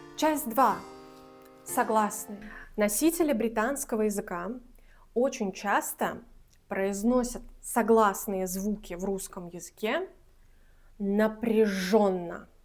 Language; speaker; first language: Russian; native; Russian